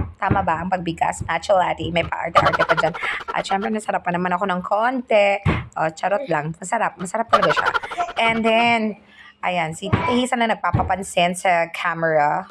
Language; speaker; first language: Filipino; native; Filipino